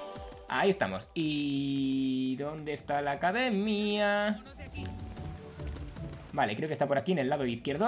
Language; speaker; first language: Spanish; native; Spanish